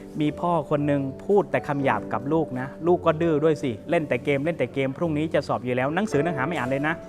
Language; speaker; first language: Thai; native; Thai